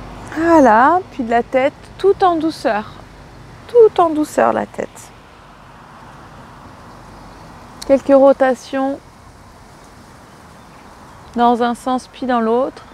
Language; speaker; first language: French; native; French